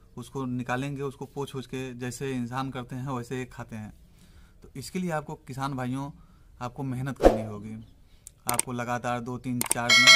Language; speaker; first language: Hindi; native; Hindi